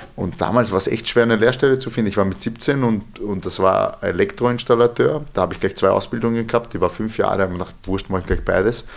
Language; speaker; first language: German; early bilingual, other home language; Serbian